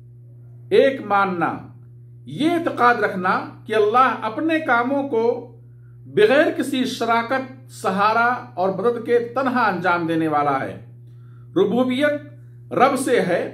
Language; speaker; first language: Urdu; native; Urdu